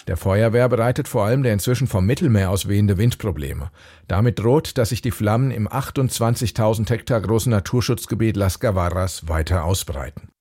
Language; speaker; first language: German; native; German